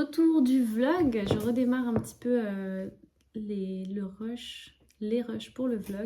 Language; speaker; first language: French; native; French